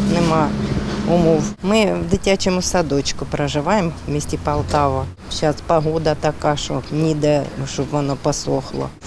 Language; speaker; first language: Ukrainian; non-native, local second language; Russian